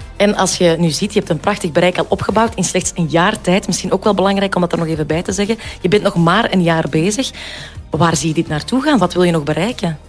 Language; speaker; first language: Dutch; native; Dutch